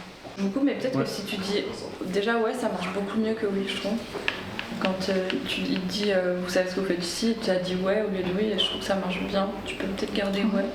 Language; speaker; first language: French; native; French